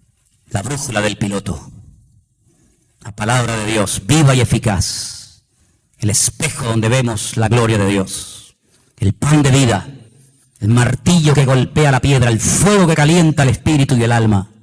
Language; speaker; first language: Spanish; native; Spanish